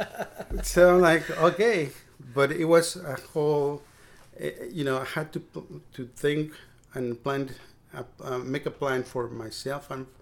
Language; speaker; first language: English; non-native, fluent; Spanish